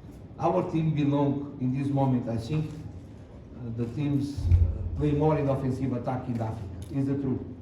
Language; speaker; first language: English; non-native, learner; Portuguese